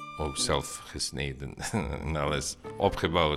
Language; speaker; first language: Dutch; non-native, learner; Bosnian